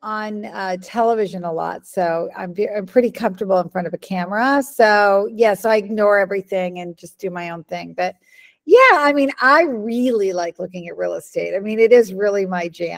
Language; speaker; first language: English; native; English